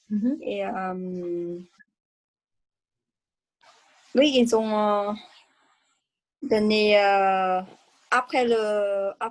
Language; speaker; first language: French; non-native, learner; Vietnamese